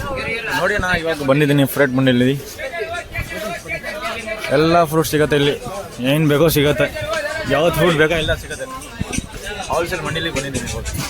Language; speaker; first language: Kannada; non-native, learner; Hindi